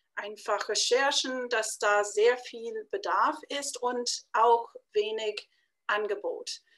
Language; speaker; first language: German; non-native, fluent; English